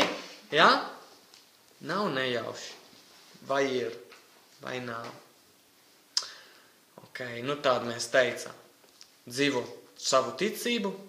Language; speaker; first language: Latvian; non-native, fluent; Italian